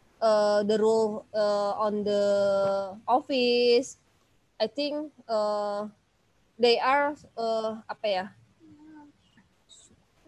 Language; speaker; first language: English; non-native, learner; Indonesian